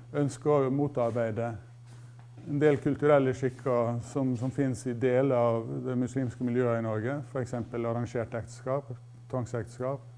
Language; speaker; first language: Norwegian; native; Norwegian